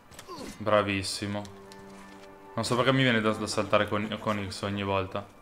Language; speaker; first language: Italian; native; Italian